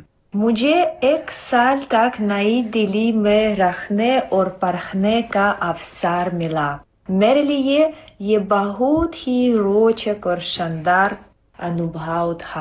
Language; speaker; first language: Hindi; non-native, learner; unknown